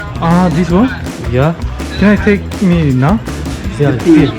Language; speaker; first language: English; non-native, learner; Korean